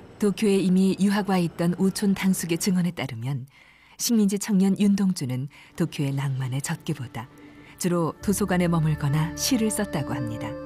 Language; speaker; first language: Korean; native; Korean